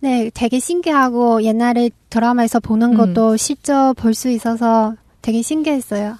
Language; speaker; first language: Korean; non-native, learner; Chinese